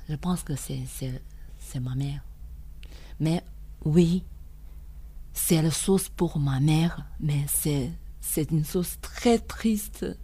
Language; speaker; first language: French; non-native, learner; Chinese